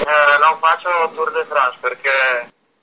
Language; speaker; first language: Italian; non-native, learner; Slovak